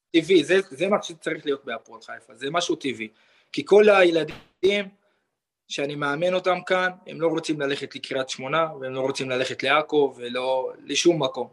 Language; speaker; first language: Hebrew; non-native, local second language; Arabic